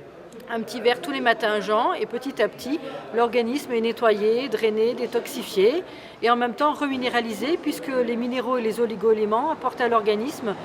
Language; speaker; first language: French; native; French